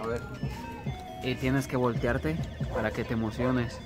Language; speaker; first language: Spanish; native; Spanish